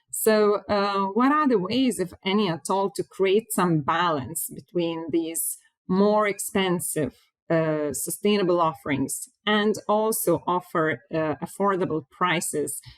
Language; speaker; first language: English; non-native, fluent; Lithuanian